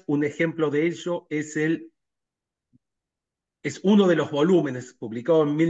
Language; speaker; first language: Spanish; native; Spanish